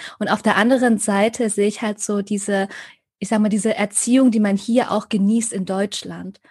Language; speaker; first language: German; early bilingual, other home language; Vietnamese